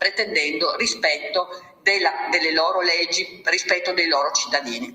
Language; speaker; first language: Italian; native; Italian